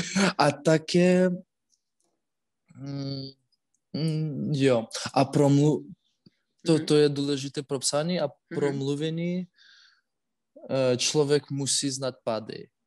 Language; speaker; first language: Czech; non-native, learner; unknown